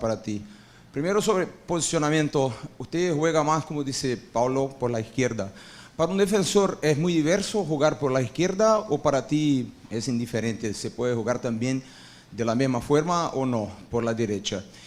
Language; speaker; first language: Spanish; non-native, fluent; Portuguese